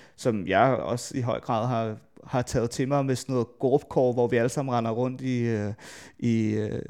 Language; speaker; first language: Danish; native; Danish